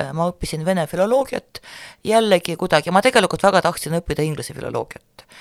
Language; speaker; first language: Estonian; non-native, local second language; Russian